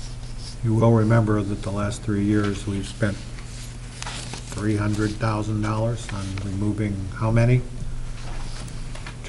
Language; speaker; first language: English; native; English